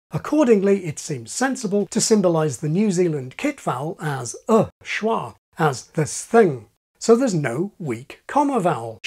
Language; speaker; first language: English; native; English